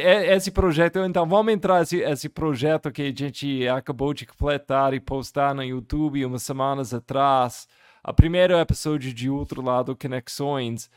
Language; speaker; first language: Portuguese; non-native, fluent; English